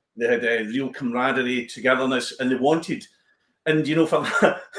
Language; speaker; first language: English; native; English